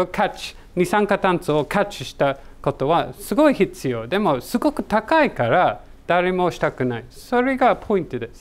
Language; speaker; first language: Japanese; non-native, learner; English